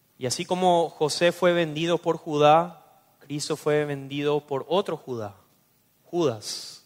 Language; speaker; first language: Spanish; native; Spanish